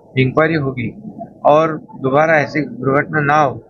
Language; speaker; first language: Hindi; non-native, local second language; Marathi